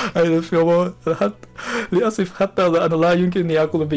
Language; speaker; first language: Arabic; non-native, fluent; Japanese